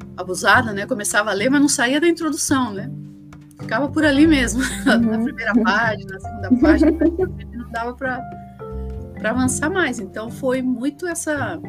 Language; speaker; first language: Portuguese; early bilingual, other home language; Spanish